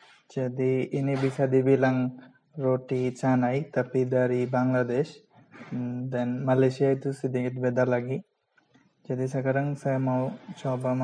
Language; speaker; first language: Indonesian; non-native, fluent; Bangla